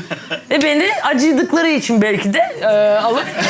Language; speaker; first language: Turkish; native; Turkish